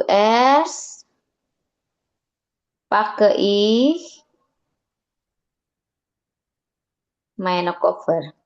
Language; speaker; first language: German; non-native, learner; Indonesian